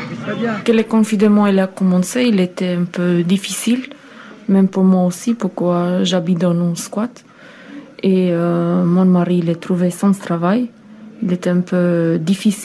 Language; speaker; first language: French; non-native, learner; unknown